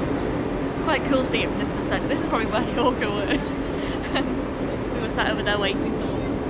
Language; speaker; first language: English; native; English